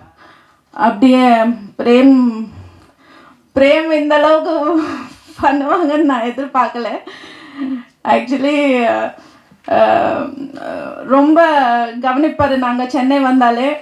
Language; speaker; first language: Tamil; non-native, fluent; Telugu